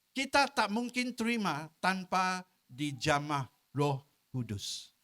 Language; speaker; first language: Malay; non-native, local second language; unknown